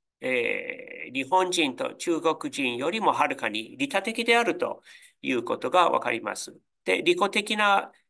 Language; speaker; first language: Japanese; non-native, fluent; English